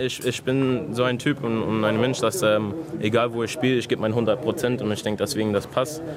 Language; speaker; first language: German; non-native, learner; English